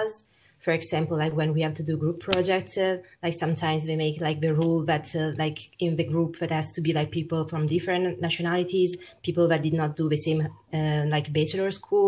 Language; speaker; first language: English; non-native, fluent; Italian